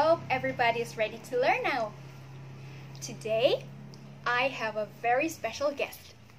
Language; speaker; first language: English; non-native, fluent; Indonesian